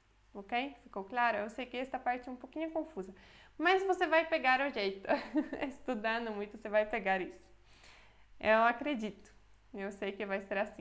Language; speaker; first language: Portuguese; non-native, fluent; Polish